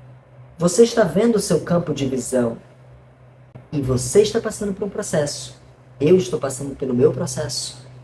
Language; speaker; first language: Portuguese; native; Portuguese